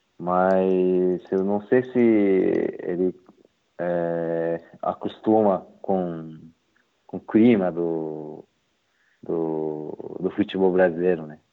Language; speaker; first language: Portuguese; non-native, learner; Japanese